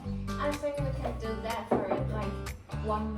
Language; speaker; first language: English; non-native, learner; Korean